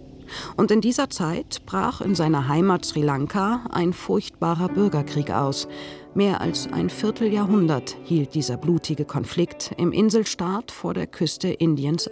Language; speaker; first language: German; native; German